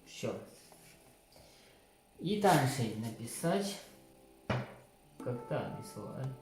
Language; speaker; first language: Russian; non-native, learner; Chinese